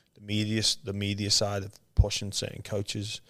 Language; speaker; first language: English; native; English